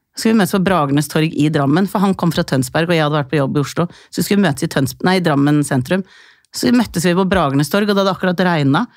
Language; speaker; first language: Norwegian; early bilingual, other home language; Icelandic